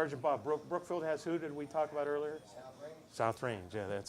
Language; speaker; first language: English; native; English